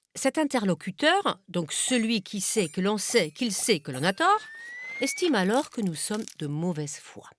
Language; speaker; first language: French; non-native, fluent; German